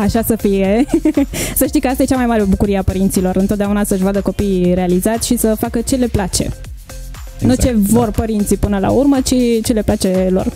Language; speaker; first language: Romanian; native; Romanian